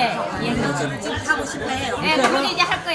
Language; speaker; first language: Korean; early bilingual, heritage; Korean